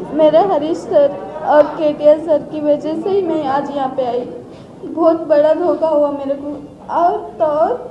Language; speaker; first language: Hindi; non-native, local second language; Telugu